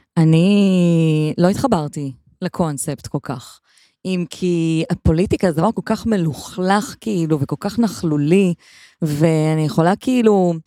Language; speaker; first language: Hebrew; native; Hebrew